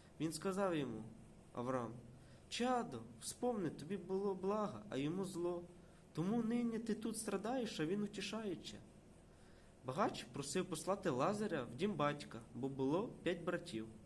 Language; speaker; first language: Ukrainian; non-native, local second language; Russian